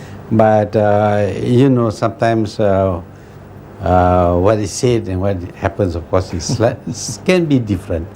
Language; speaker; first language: English; non-native, local second language; Malay